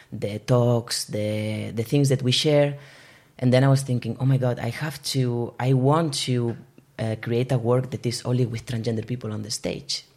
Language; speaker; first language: English; non-native, fluent; Spanish